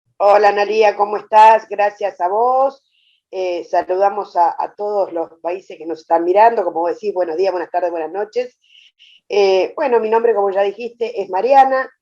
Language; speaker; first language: Spanish; native; Spanish